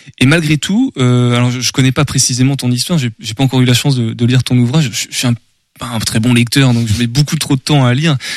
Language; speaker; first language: French; native; French